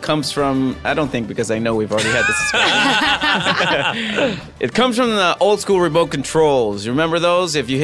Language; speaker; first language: English; non-native, fluent; Spanish